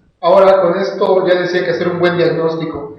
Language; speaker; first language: Spanish; native; Spanish